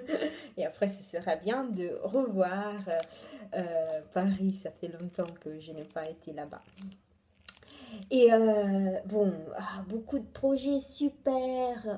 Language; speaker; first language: French; non-native, fluent; Italian